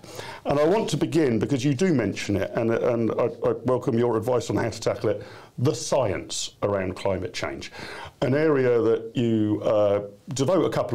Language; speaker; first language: English; native; English